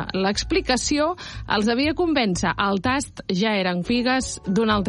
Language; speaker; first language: Catalan; native; Catalan